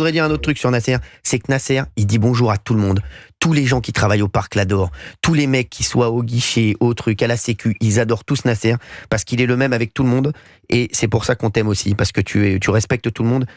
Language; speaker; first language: French; native; French